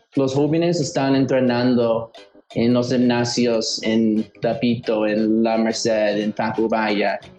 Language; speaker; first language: Spanish; early bilingual, heritage; Spanish